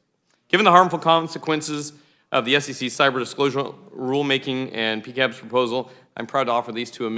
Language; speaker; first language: English; native; English